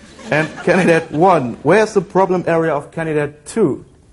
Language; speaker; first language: English; non-native, fluent; German